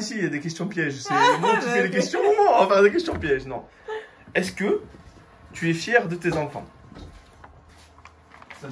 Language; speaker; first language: French; native; French